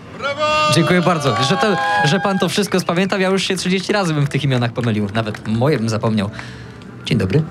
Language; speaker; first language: Polish; native; Polish